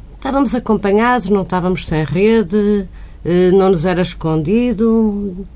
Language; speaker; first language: Portuguese; native; Portuguese